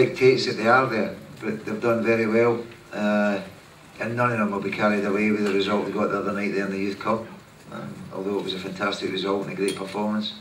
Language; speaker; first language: English; native; English